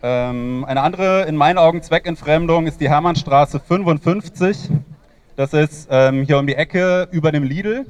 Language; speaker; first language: German; native; German